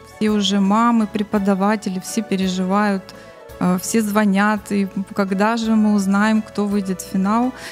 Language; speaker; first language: Russian; native; Russian